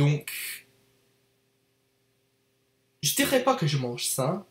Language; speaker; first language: French; non-native, learner; English